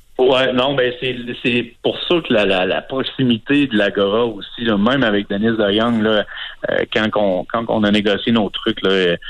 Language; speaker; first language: French; native; French